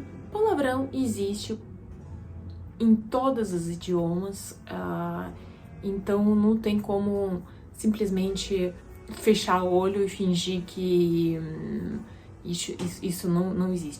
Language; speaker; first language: Portuguese; non-native, fluent; Russian